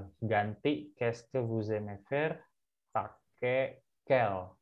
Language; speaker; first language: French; non-native, fluent; Indonesian